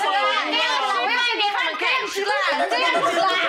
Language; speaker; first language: Chinese; non-native, fluent; Indonesian